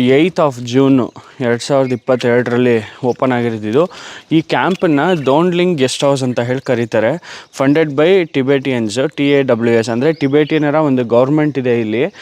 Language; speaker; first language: Kannada; native; Kannada